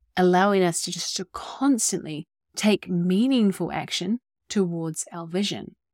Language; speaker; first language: English; native; English